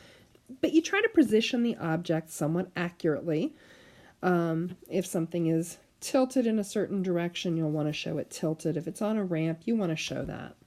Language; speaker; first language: English; native; English